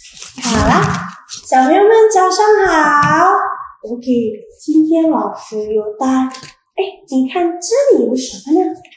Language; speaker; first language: Chinese; non-native, fluent; Indonesian